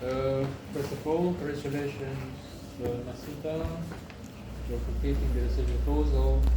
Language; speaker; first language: English; non-native, fluent; Indonesian